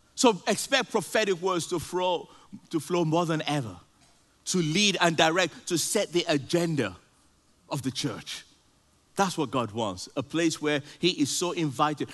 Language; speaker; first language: English; non-native, local second language; Yoruba